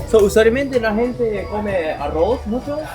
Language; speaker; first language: Spanish; non-native, learner; Japanese